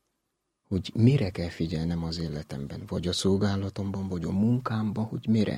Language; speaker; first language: Hungarian; non-native, learner; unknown